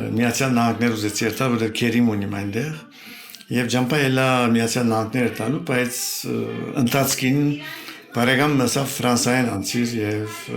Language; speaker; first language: Armenian; early bilingual, heritage; Armenian